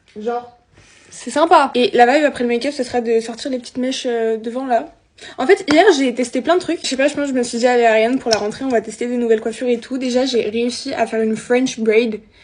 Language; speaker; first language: French; native; French